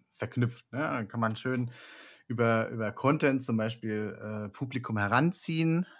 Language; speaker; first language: German; native; German